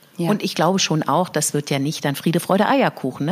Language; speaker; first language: German; native; German